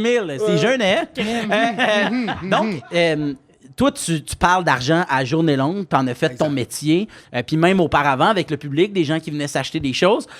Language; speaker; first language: French; native; French